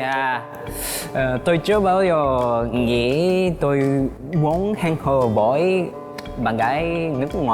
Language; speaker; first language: Vietnamese; non-native, learner; Japanese